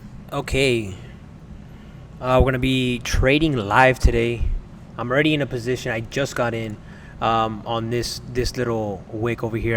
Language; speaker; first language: English; native; English